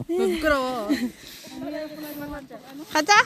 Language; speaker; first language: Korean; non-native, fluent; Filipino